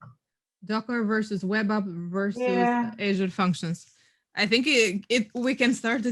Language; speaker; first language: English; non-native, fluent; Romanian